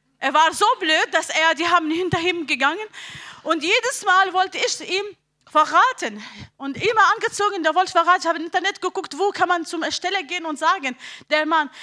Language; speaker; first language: German; non-native, learner; Arabic